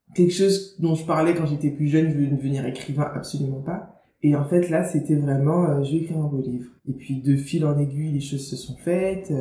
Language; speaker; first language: French; native; French